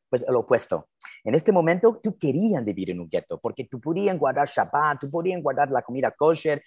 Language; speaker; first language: Spanish; non-native, fluent; English